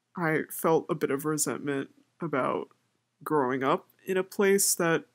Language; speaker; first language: English; native; English